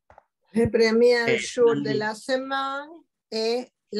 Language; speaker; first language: French; non-native, learner; Spanish